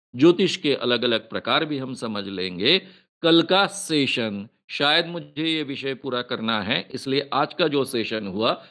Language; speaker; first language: Hindi; non-native, local second language; Marathi